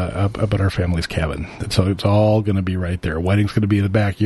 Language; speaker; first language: English; native; English